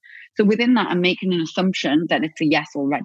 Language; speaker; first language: English; native; English